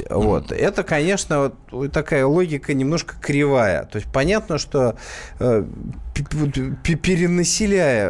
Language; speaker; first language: Russian; native; Russian